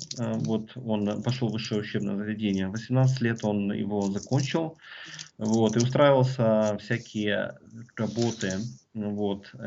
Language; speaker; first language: Russian; native; Russian